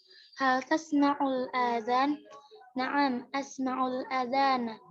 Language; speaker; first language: Arabic; non-native, learner; Indonesian